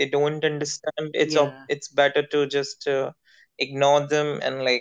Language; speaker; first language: English; non-native, local second language; Hindi